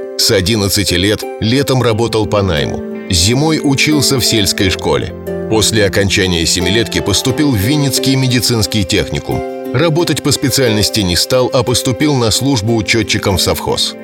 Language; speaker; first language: Russian; native; Russian